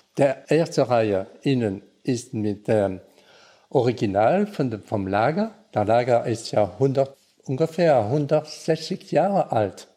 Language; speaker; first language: German; non-native, local second language; French